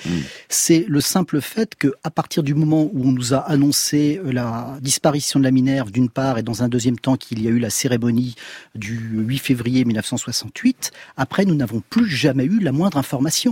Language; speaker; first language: French; native; French